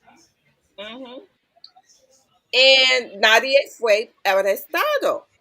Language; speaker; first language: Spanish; non-native, learner; English